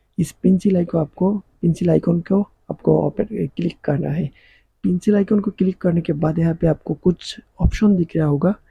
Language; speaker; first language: Hindi; non-native, local second language; Bangla